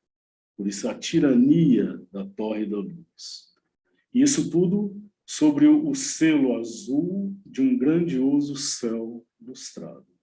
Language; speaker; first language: Portuguese; native; Portuguese